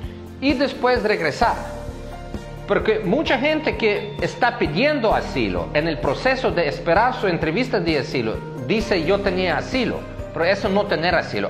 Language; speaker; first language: Spanish; non-native, fluent; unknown